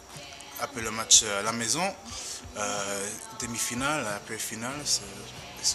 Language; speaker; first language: French; non-native, learner; English